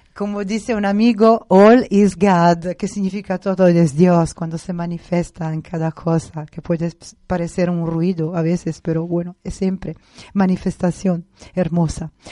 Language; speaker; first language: Spanish; non-native, fluent; Italian